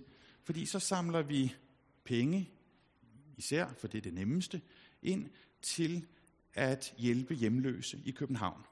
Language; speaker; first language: Danish; native; Danish